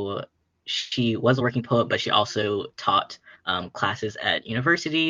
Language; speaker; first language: English; native; English